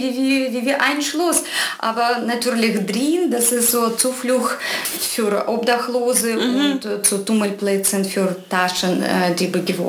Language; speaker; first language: German; non-native, fluent; Russian